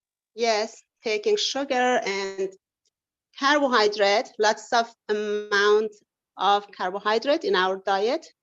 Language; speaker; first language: English; non-native, learner; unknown